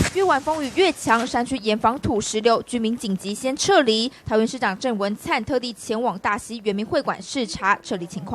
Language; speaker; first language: Chinese; native; Chinese